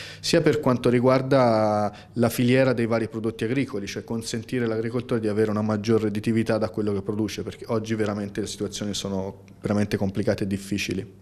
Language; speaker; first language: Italian; native; Italian